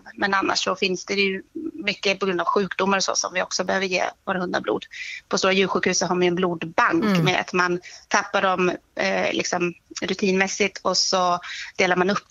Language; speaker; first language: Swedish; native; Swedish